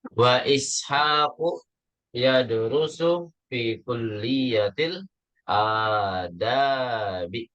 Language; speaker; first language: Arabic; non-native, fluent; Indonesian